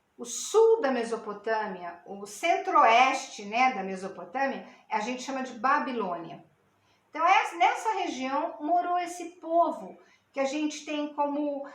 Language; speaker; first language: Portuguese; native; Portuguese